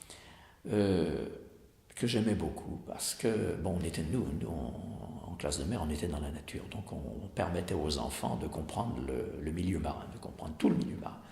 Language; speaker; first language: French; native; French